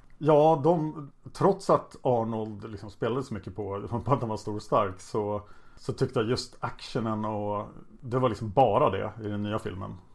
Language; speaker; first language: Swedish; native; Swedish